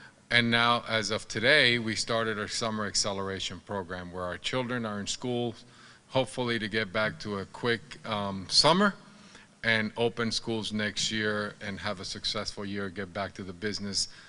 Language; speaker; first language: English; non-native, fluent; Spanish